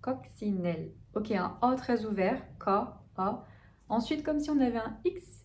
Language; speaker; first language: French; native; French